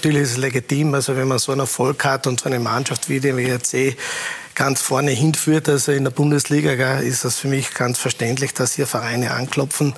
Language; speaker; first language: German; native; German